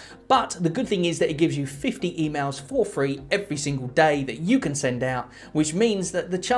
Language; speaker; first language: English; native; English